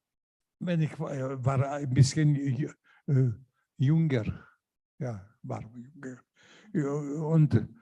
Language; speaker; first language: German; non-native, learner; Lithuanian